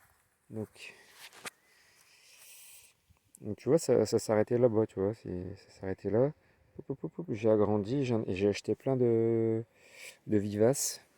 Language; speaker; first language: French; native; French